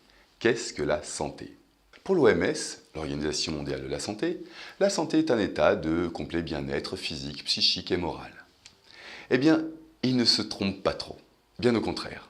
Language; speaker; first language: French; native; French